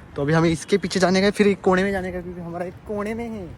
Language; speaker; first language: Hindi; non-native, local second language; Marathi